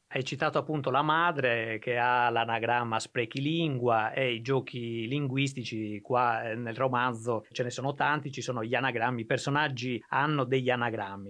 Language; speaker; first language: Italian; native; Italian